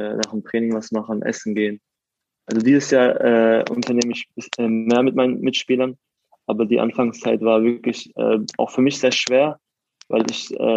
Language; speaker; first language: German; native; German